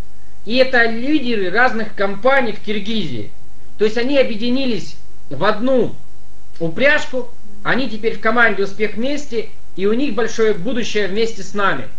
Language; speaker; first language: Russian; native; Russian